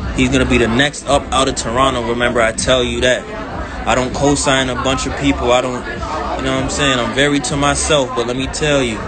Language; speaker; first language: English; native; English